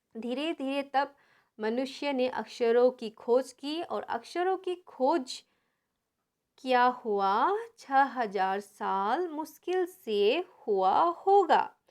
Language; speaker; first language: Hindi; non-native, local second language; Nepali